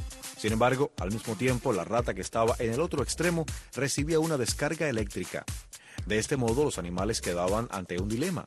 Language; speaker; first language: Spanish; native; Spanish